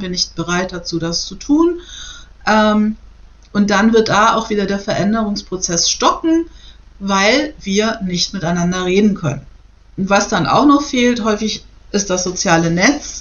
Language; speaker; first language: German; native; German